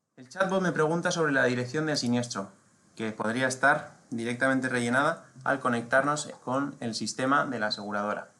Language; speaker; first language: Spanish; native; Spanish